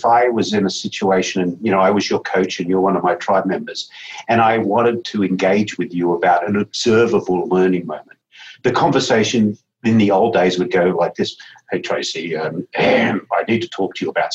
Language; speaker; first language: English; native; English